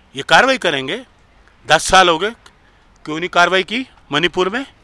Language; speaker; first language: Hindi; native; Hindi